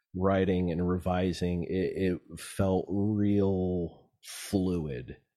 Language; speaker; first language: English; native; English